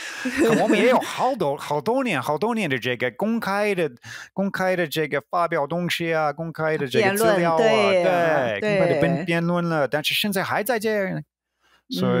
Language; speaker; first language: Chinese; non-native, fluent; English